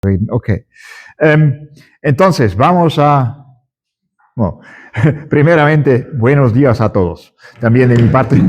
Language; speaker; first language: Spanish; non-native, fluent; German